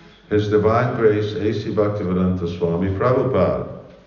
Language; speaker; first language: English; early bilingual, other home language; Hungarian